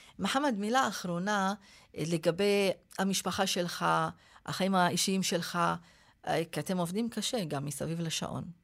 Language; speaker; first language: Hebrew; non-native, local second language; Arabic